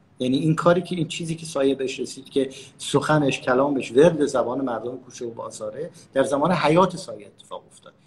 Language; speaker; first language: Persian; native; Persian